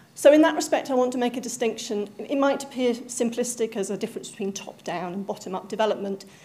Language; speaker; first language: English; native; English